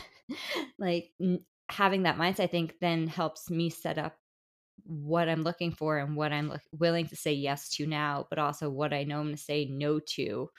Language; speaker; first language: English; native; English